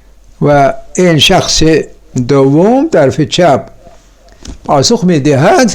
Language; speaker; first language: Persian; non-native, fluent; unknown